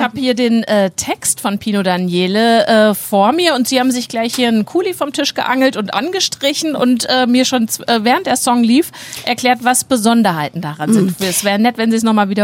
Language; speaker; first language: German; native; German